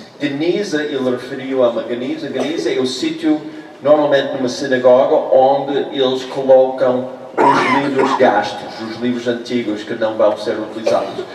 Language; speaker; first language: Portuguese; non-native, fluent; English